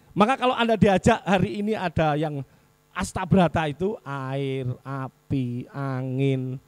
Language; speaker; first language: Indonesian; native; Indonesian